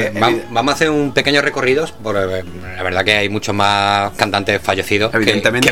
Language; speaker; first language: Spanish; native; Spanish